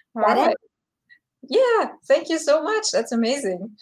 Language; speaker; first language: English; non-native, fluent; German